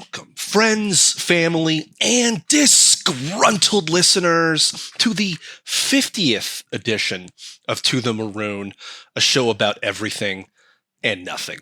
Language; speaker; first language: English; native; English